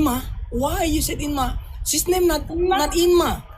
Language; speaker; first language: English; non-native, learner; Indonesian